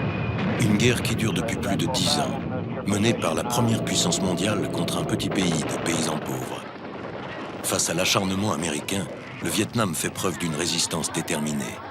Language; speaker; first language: French; native; French